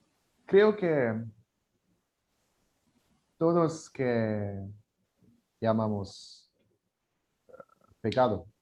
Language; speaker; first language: Spanish; non-native, learner; English